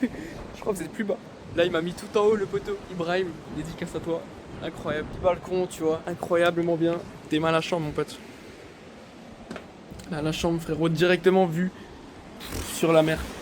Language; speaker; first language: French; native; French